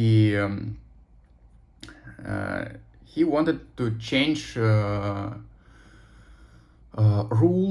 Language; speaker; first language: English; non-native, learner; Russian